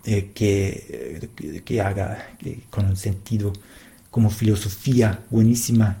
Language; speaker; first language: Spanish; non-native, fluent; German